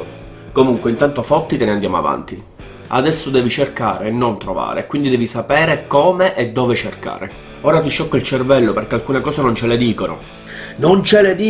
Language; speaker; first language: Italian; native; Italian